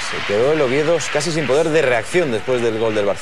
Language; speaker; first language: Spanish; native; Spanish